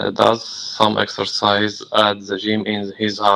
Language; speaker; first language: English; non-native, learner; Arabic